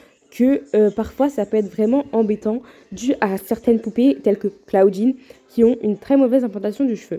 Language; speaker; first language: French; native; French